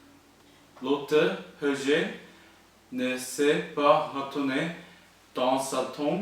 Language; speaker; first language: French; non-native, learner; English